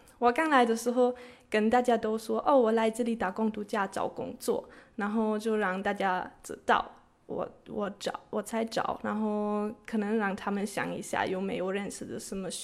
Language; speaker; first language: Chinese; non-native, fluent; German